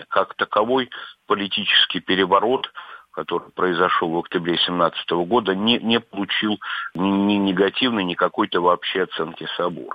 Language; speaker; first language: Russian; native; Russian